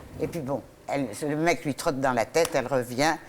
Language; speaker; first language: French; native; French